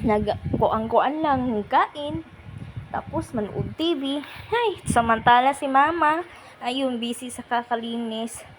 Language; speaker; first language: Filipino; non-native, local second language; Waray